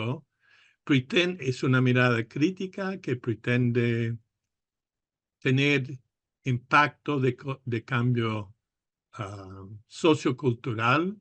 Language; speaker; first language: Spanish; non-native, fluent; English